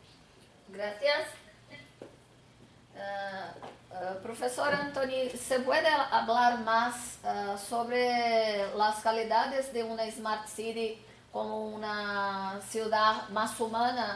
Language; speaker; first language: Spanish; non-native, learner; Portuguese